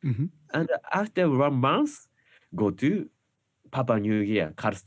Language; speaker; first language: English; non-native, learner; Japanese